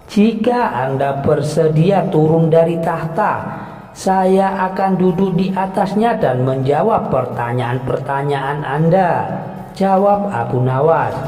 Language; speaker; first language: Indonesian; native; Indonesian